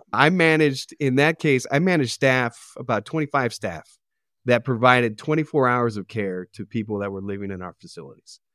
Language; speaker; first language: English; native; English